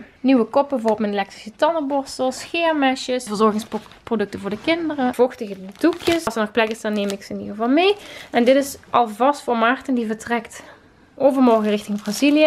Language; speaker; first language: Dutch; native; Dutch